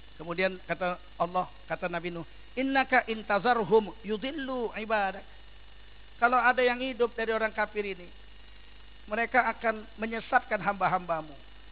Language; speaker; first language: Indonesian; native; Indonesian